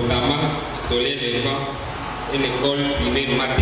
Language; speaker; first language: French; non-native, local second language; Swahili